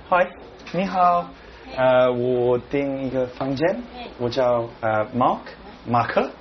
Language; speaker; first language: Chinese; non-native, learner; English